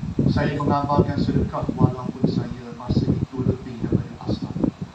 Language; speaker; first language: Malay; non-native, local second language; Chinese